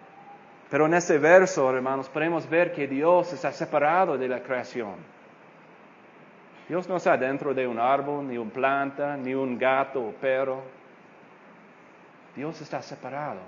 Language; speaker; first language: Spanish; non-native, fluent; English